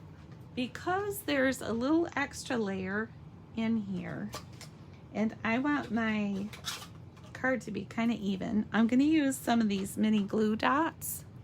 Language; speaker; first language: English; native; English